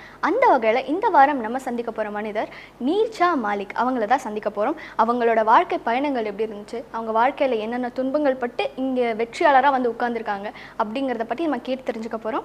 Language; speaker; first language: Tamil; native; Tamil